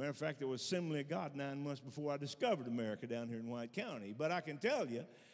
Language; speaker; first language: English; native; English